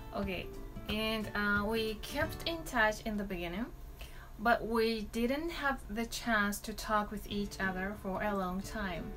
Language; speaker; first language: English; non-native, fluent; Japanese